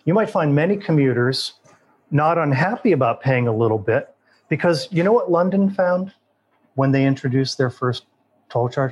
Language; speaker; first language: English; native; English